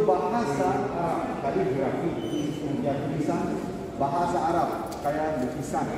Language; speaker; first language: Indonesian; non-native, fluent; Turkish